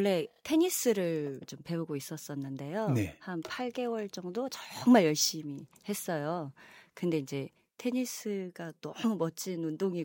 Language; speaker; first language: Korean; native; Korean